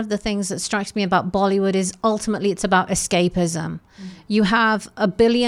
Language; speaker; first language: English; native; English